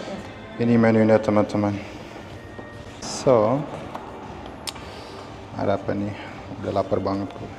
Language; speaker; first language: Indonesian; non-native, fluent; Arabic